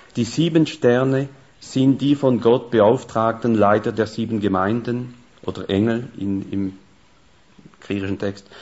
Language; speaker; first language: German; non-native, fluent; French